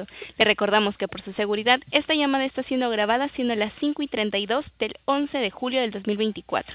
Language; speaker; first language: Spanish; native; Spanish